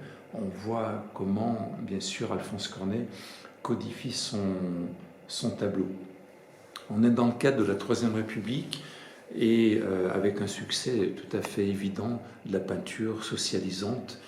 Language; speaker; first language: French; native; French